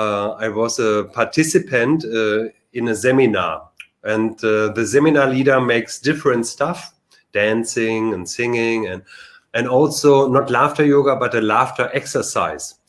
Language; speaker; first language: English; non-native, learner; German